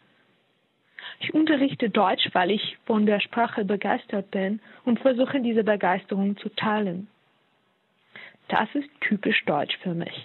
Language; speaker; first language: German; non-native, fluent; Russian